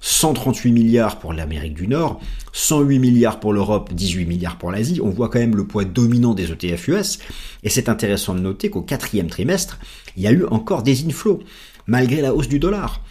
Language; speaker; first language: French; native; French